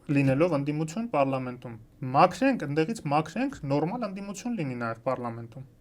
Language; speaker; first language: Armenian; native; Armenian